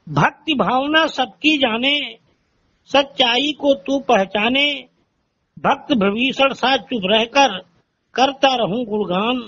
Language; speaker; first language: Hindi; native; Hindi